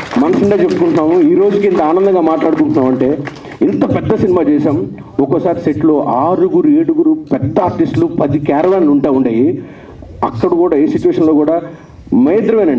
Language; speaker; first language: Telugu; native; Telugu